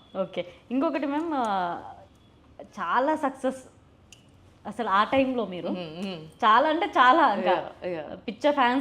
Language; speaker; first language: Telugu; native; Telugu